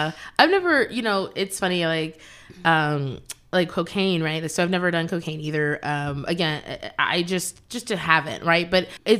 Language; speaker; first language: English; native; English